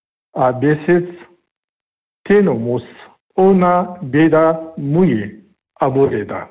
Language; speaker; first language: Spanish; non-native, learner; Pashto